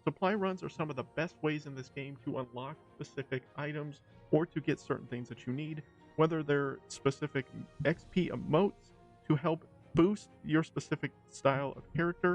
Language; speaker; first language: English; native; English